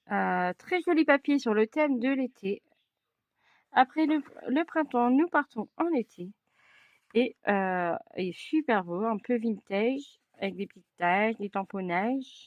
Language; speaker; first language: French; native; French